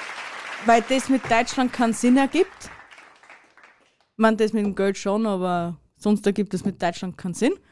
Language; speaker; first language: German; native; German